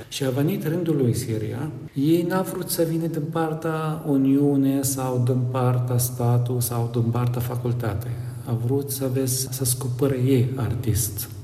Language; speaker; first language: Romanian; non-native, learner; Arabic